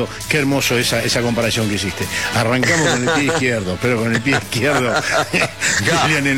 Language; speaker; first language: Spanish; native; Spanish